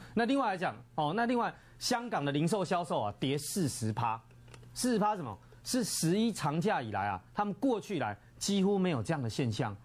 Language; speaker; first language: Chinese; native; Chinese